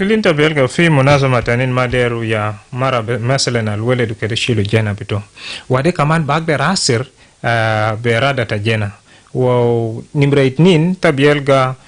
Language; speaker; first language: Arabic; non-native, local second language; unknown